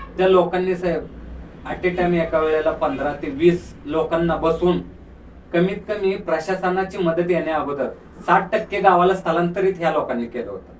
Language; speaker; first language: Marathi; native; Marathi